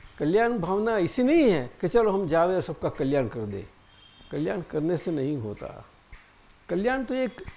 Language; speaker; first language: Hindi; non-native, local second language; Gujarati